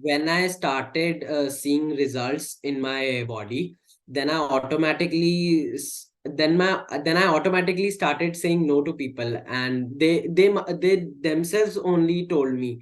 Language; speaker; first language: English; non-native, local second language; Hindi